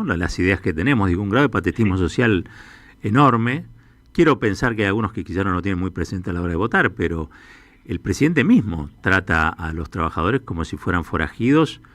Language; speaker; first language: Spanish; native; Spanish